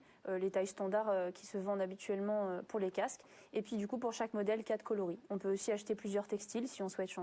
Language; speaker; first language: French; native; French